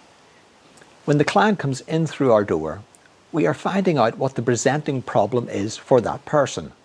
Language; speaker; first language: English; native; English